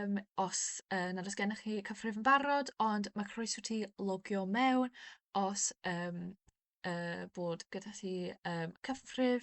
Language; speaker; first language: Welsh; non-native, local second language; English